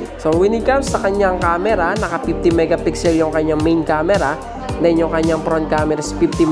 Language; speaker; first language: Filipino; native; Filipino